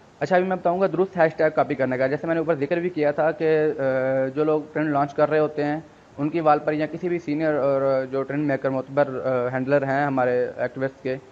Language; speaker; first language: Urdu; non-native, local second language; Punjabi